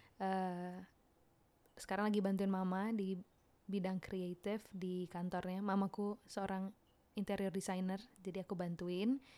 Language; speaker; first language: Indonesian; native; Indonesian